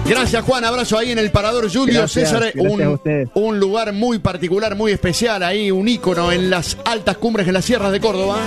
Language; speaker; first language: Spanish; native; Spanish